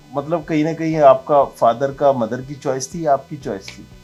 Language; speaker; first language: Hindi; native; Hindi